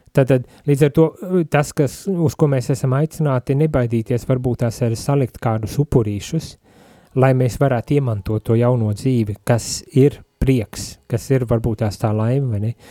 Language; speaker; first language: Latvian; native; Latvian